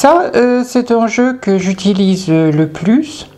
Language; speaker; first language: French; non-native, fluent; Russian